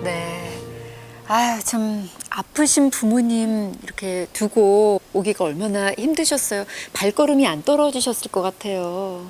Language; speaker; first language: Korean; native; Korean